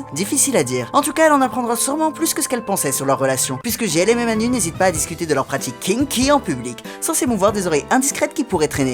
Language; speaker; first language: French; native; French